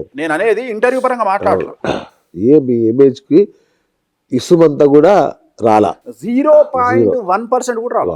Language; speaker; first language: Telugu; native; Telugu